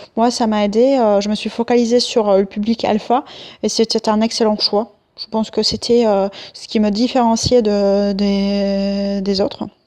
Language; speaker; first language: French; non-native, fluent; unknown